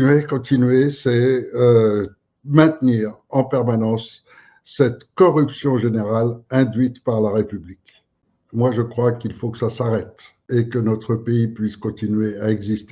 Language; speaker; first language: French; native; French